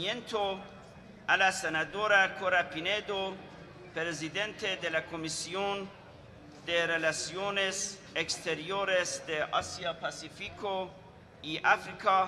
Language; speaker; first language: Spanish; non-native, fluent; Persian